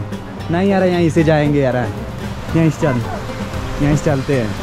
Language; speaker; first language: Hindi; non-native, local second language; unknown